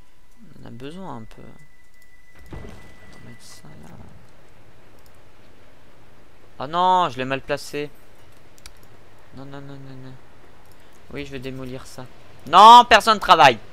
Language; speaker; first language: French; native; French